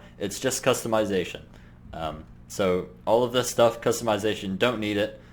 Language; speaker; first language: English; native; English